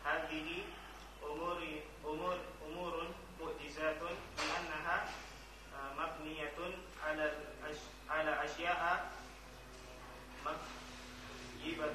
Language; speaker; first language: Arabic; non-native, learner; Indonesian